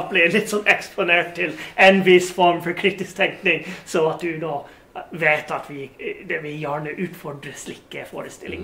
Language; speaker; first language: Norwegian; non-native, fluent; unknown